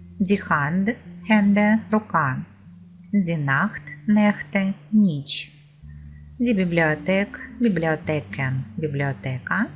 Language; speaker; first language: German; non-native, fluent; Ukrainian